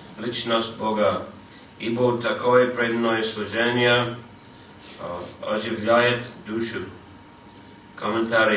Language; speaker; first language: Russian; non-native, fluent; English